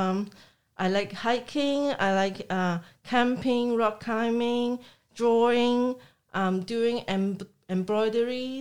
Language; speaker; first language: English; non-native, local second language; Cantonese